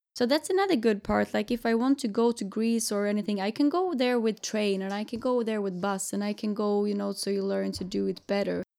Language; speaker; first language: English; non-native, fluent; Swedish